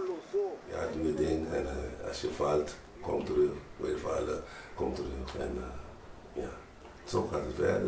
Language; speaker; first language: Dutch; non-native, fluent; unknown